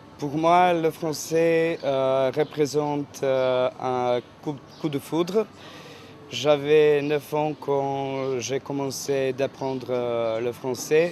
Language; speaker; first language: French; non-native, fluent; Serbian